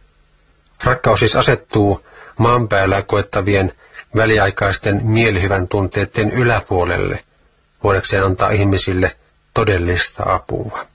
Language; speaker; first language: Finnish; native; Finnish